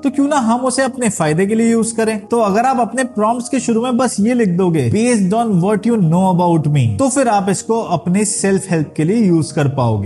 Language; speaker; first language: Hindi; native; Hindi